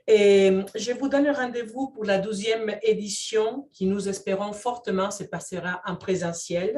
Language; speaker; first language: French; non-native, fluent; Spanish